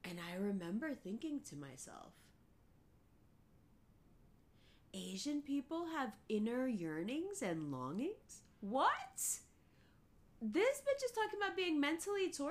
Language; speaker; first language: English; early bilingual, other home language; Urdu